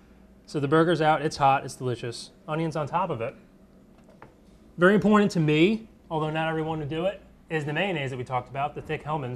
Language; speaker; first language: English; native; English